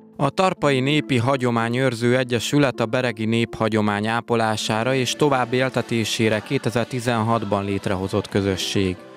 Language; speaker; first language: Hungarian; native; Hungarian